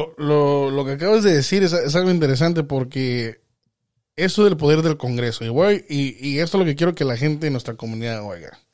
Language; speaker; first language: Spanish; early bilingual, heritage; Spanish